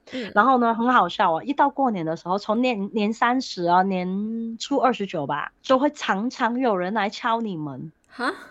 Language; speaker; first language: Chinese; non-native, local second language; Cantonese